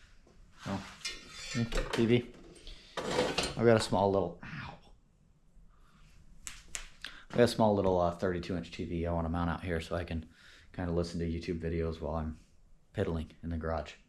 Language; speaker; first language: English; native; English